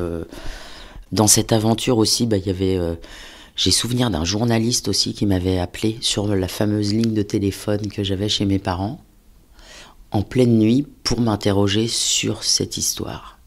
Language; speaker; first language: French; native; French